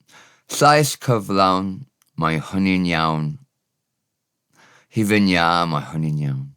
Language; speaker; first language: Welsh; non-native, learner; English